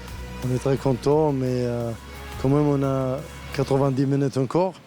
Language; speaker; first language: French; non-native, learner; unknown